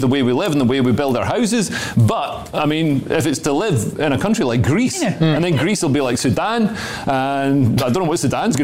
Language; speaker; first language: English; native; English